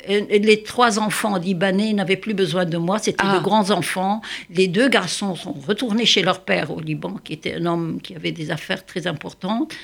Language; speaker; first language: French; non-native, local second language; Arabic